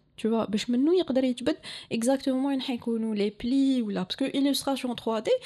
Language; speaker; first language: French; non-native, local second language; Arabic